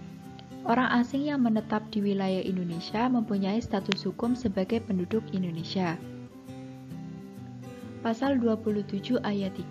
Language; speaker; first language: Indonesian; native; Indonesian